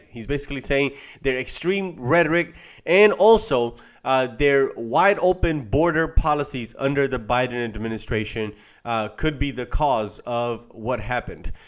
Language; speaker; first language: English; native; English